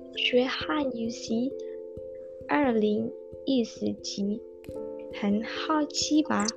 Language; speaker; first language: Chinese; non-native, learner; Indonesian